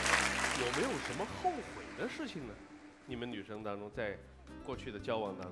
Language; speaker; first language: Chinese; native; Chinese